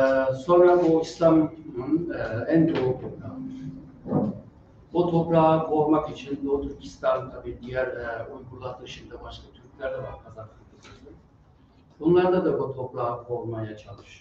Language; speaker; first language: Turkish; non-native, fluent; Uyghur